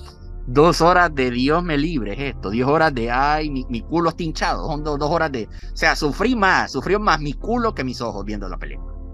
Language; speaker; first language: Spanish; native; Spanish